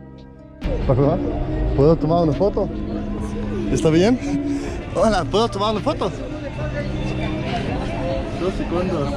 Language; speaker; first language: Spanish; non-native, learner; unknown